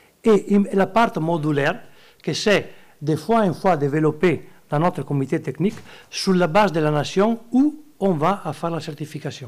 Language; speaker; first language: French; non-native, learner; Italian